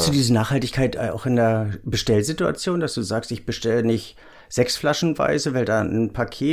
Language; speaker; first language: German; native; German